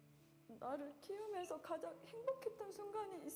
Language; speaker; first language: Korean; native; Korean